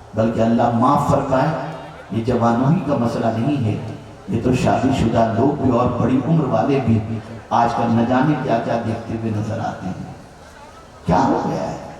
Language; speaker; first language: Urdu; native; Urdu